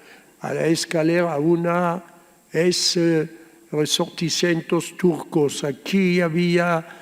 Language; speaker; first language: Spanish; early bilingual, heritage; Ladino